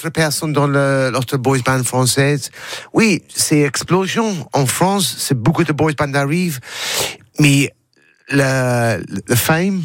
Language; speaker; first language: French; non-native, learner; English